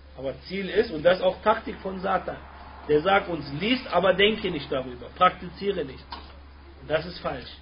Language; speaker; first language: German; early bilingual, other home language; Turkish